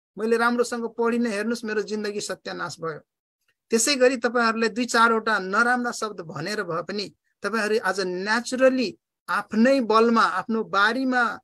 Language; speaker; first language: Nepali; non-native, local second language; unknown